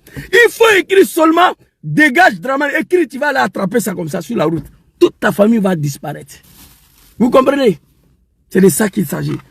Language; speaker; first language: French; non-native, local second language; Dyula